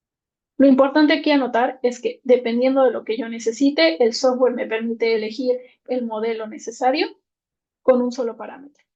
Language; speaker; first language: Spanish; native; Spanish